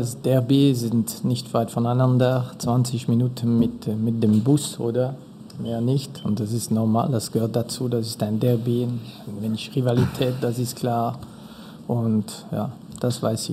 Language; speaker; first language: German; non-native, fluent; French